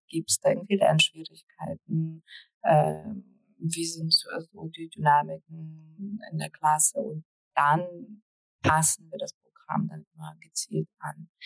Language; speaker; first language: German; early bilingual, other home language; Russian